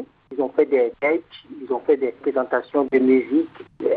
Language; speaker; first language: French; non-native, fluent; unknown